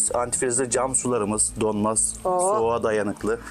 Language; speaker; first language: Turkish; native; Turkish